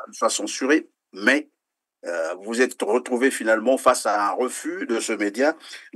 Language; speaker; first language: French; native; French